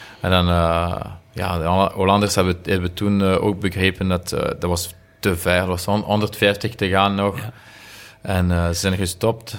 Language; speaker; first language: Dutch; non-native, local second language; French